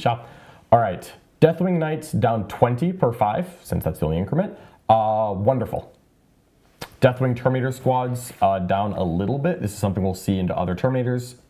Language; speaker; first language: English; native; English